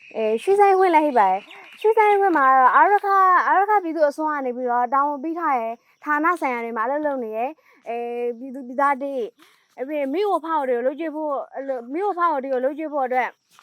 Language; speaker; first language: Burmese; native; Burmese